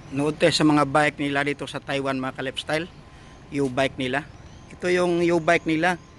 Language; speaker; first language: Filipino; native; Filipino